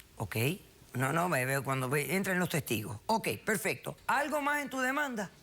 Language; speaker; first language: Spanish; early bilingual, heritage; Spanish